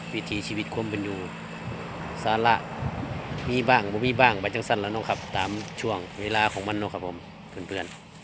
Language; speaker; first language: Thai; native; Thai